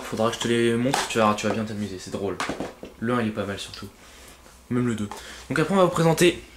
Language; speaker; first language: French; native; French